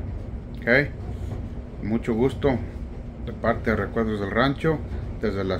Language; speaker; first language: Spanish; native; Spanish